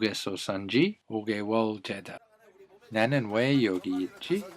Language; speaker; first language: Korean; non-native, learner; English